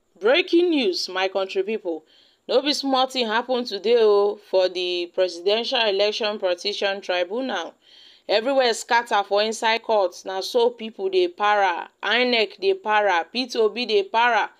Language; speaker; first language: Nigerian Pidgin; native; Nigerian Pidgin